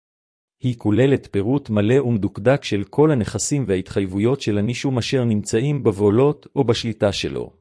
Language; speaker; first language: Hebrew; native; Hebrew